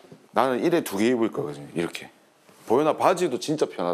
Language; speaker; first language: Korean; native; Korean